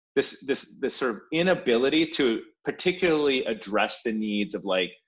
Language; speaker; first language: English; early bilingual, other home language; Polish